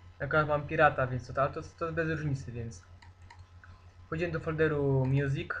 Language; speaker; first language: Polish; native; Polish